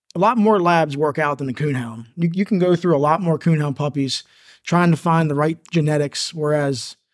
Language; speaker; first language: English; native; English